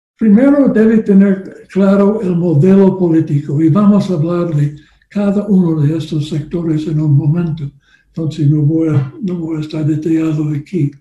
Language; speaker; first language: Spanish; non-native, learner; English